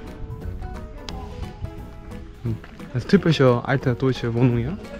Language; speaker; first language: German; non-native, learner; Korean